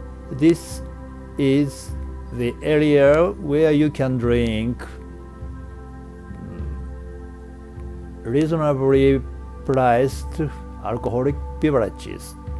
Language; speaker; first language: English; non-native, learner; Japanese